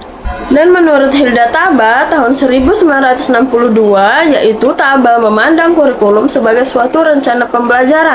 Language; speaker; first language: Indonesian; native; Indonesian